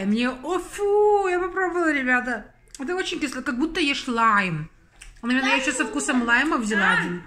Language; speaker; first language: Russian; native; Russian